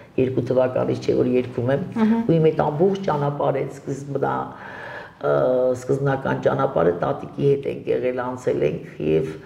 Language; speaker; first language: Armenian; native; Armenian